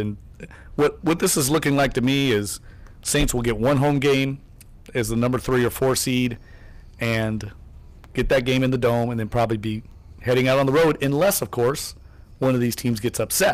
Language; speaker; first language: English; native; English